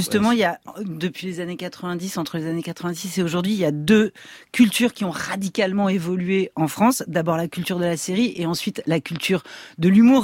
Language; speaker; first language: French; native; French